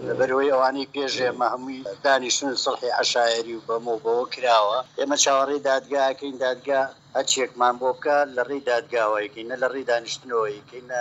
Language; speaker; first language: Central Kurdish; non-native, local second language; Gurani